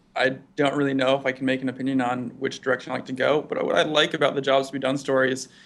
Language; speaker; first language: English; native; English